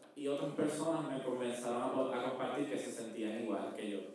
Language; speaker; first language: Spanish; native; Spanish